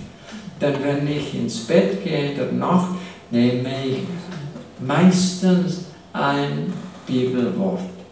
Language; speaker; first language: German; non-native, fluent; English